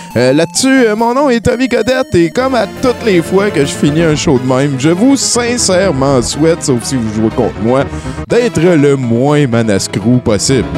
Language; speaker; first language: French; native; French